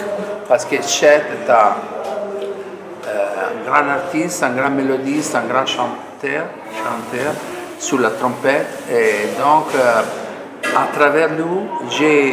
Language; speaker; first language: French; non-native, fluent; Italian